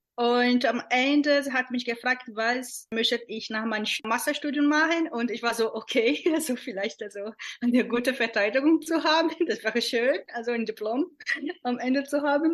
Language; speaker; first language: German; non-native, fluent; Portuguese